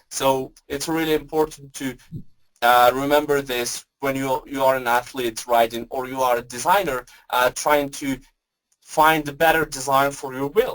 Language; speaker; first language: English; non-native, fluent; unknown